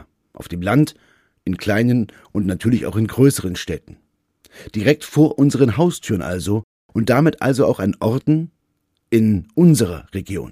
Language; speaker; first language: German; native; German